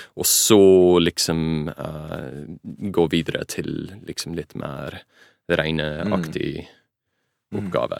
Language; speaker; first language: Norwegian; non-native, fluent; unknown